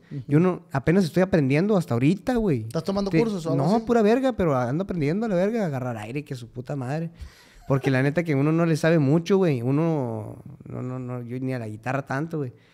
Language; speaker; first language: Spanish; native; Spanish